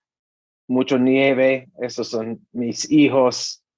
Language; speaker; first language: Spanish; non-native, learner; English